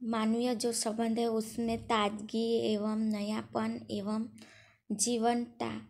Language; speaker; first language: Hindi; non-native, local second language; Gujarati